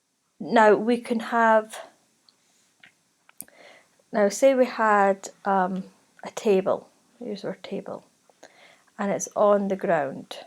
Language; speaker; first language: English; native; English